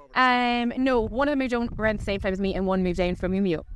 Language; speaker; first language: English; native; English